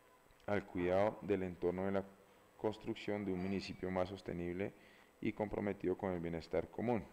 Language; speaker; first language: Spanish; native; Spanish